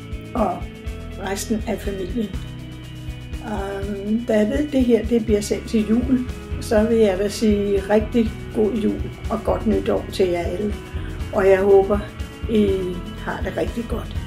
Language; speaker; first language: Danish; native; Danish